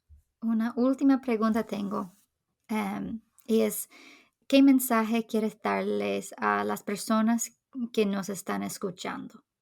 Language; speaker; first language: Spanish; non-native, fluent; English